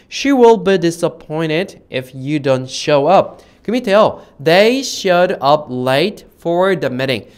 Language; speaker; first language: English; non-native, fluent; Korean